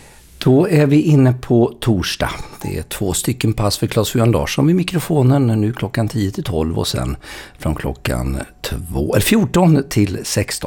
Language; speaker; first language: Swedish; native; Swedish